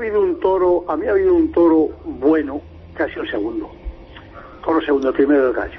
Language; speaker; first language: Spanish; native; Spanish